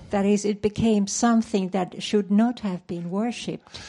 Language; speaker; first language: English; non-native, fluent; Finnish